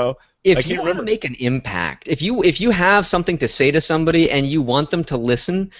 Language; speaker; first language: English; native; English